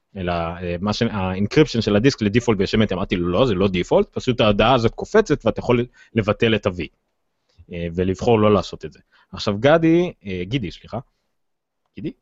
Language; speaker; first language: Hebrew; native; Hebrew